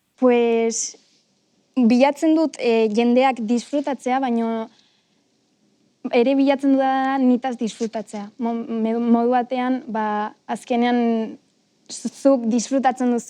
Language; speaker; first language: Basque; non-native, local second language; Spanish